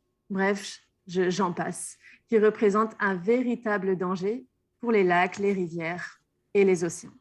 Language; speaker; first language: French; native; French